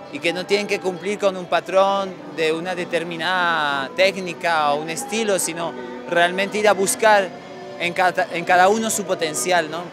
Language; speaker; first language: Spanish; non-native, fluent; French